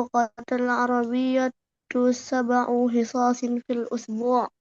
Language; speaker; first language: Arabic; non-native, learner; Indonesian